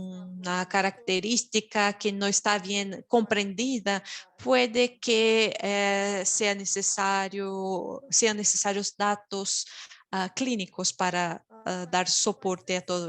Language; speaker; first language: Spanish; non-native, fluent; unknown